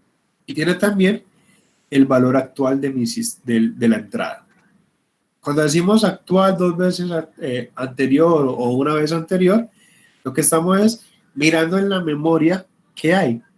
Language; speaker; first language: Spanish; native; Spanish